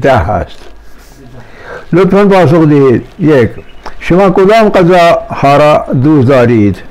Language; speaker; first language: Persian; non-native, fluent; Urdu